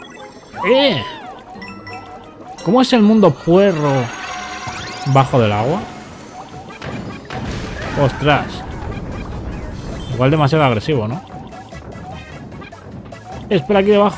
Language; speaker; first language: Spanish; native; Spanish